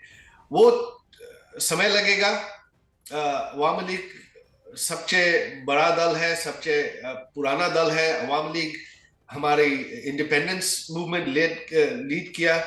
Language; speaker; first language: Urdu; non-native, fluent; Bangla